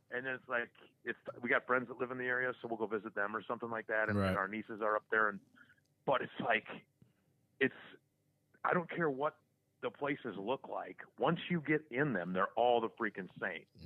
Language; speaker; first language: English; native; English